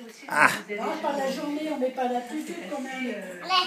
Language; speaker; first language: French; native; French